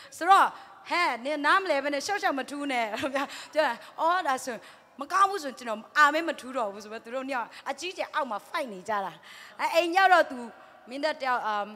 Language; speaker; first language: Burmese; non-native, local second language; Tedim Chin